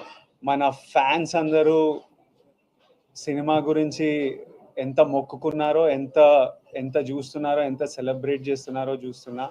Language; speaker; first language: Telugu; native; Telugu